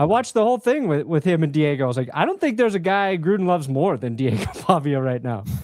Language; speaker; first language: English; native; English